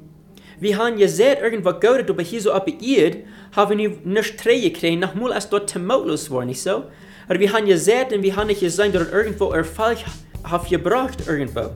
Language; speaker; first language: German; non-native, learner; Afrikaans